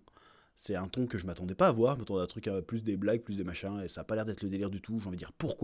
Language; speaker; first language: French; native; French